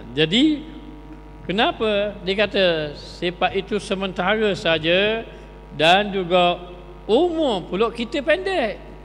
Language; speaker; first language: Malay; native; Malay